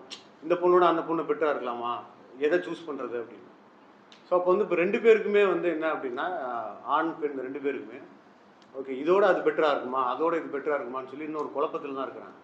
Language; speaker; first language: Tamil; native; Tamil